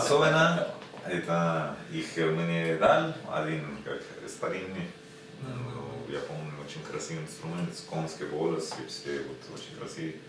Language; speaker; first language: Russian; non-native, learner; Spanish